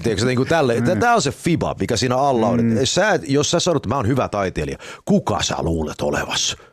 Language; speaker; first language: Finnish; early bilingual, heritage; Finnish